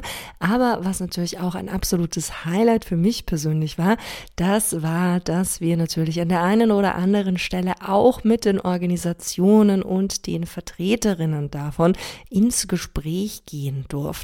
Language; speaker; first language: German; native; German